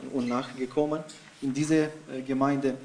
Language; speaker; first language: German; non-native, fluent; Romanian